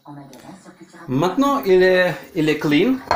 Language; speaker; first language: French; non-native, learner; Ukrainian